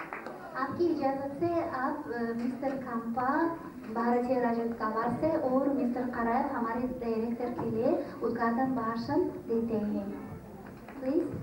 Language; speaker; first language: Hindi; non-native, fluent; Tajik